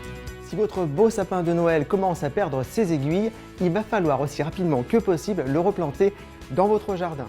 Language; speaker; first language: French; native; French